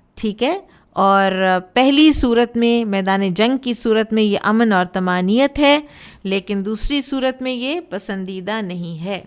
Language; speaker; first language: Urdu; native; Urdu